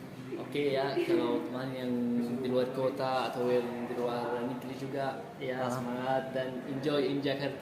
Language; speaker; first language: Indonesian; non-native, learner; Arabic